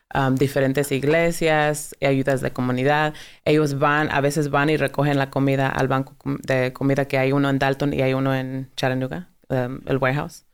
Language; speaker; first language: Spanish; early bilingual, heritage; Spanish